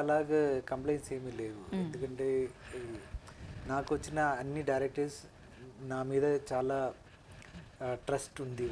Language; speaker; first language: Telugu; non-native, local second language; Malayalam